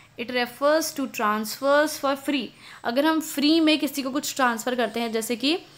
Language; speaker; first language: Hindi; native; Hindi